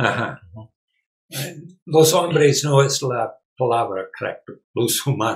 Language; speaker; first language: Spanish; non-native, learner; English